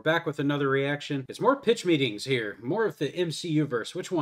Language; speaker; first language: English; native; English